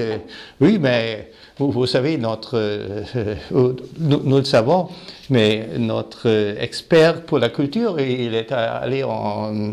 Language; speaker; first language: French; non-native, fluent; German